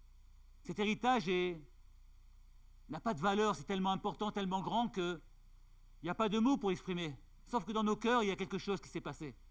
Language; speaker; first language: French; native; French